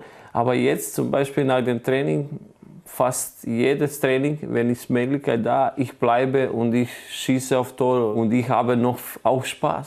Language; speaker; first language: German; non-native, fluent; Croatian